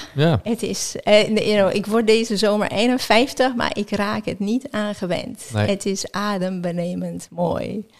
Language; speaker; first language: Dutch; non-native, fluent; French